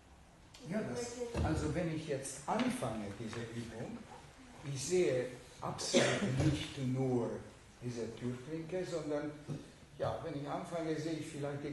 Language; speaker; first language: German; non-native, fluent; Hungarian